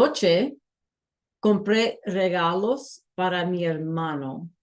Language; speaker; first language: Spanish; non-native, fluent; English